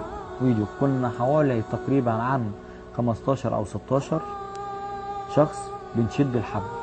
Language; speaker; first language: Arabic; native; Arabic